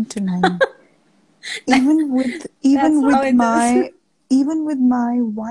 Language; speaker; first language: English; non-native, local second language; Punjabi